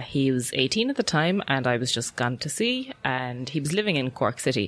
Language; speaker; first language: English; native; English